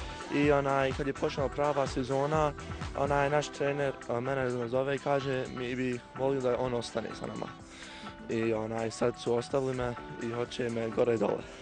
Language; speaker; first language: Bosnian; early bilingual, heritage; Croatian